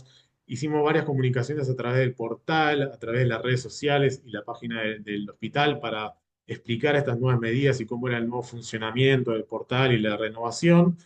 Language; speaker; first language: Spanish; native; Spanish